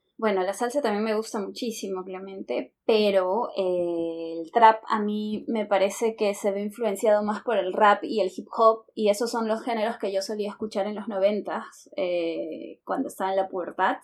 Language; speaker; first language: Spanish; native; Spanish